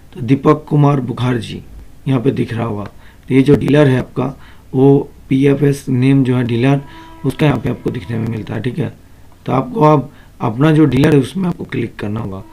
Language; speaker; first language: Hindi; non-native, local second language; Bangla